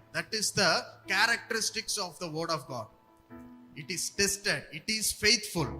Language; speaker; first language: English; non-native, local second language; Tamil